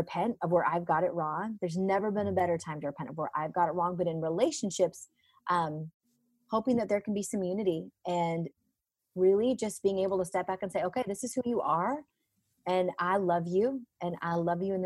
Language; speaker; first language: English; native; English